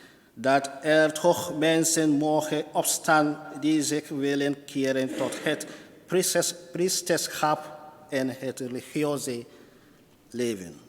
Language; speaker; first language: Dutch; non-native, fluent; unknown